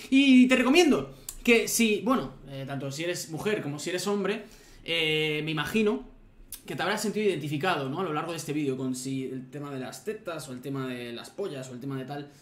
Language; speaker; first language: Spanish; native; Spanish